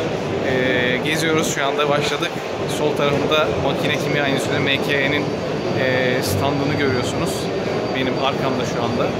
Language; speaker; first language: Turkish; native; Turkish